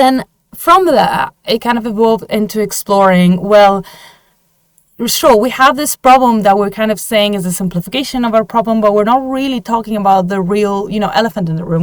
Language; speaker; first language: English; non-native, fluent; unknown